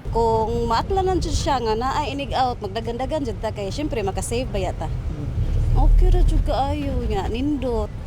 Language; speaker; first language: Cebuano; native; Cebuano